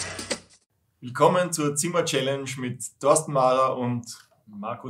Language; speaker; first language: German; native; German